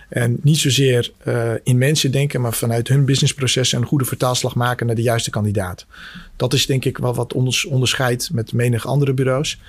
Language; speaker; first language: Dutch; early bilingual, other home language; Albanian